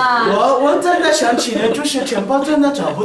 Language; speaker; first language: Chinese; non-native, learner; Italian